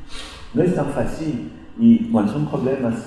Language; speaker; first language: Spanish; non-native, fluent; French